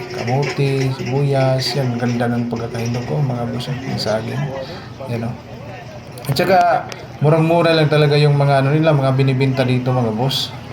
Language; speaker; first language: Filipino; non-native, local second language; Cebuano